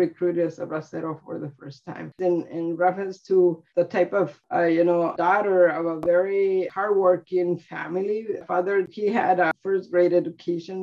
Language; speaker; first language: English; early bilingual, other home language; Spanish